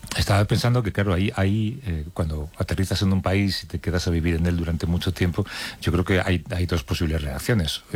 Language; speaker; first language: Spanish; native; Spanish